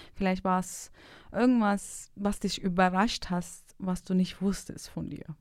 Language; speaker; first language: German; non-native, fluent; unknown